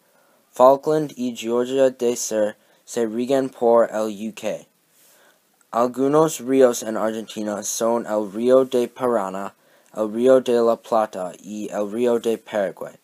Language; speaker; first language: Spanish; non-native, learner; English